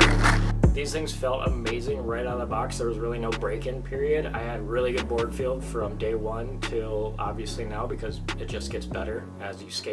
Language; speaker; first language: English; native; English